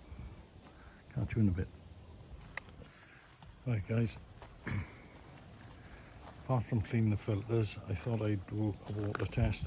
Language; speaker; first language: English; native; English